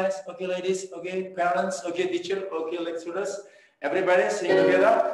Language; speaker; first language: English; non-native, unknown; Indonesian